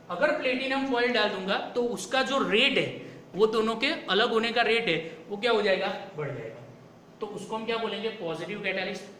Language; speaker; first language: Hindi; non-native, local second language; Gujarati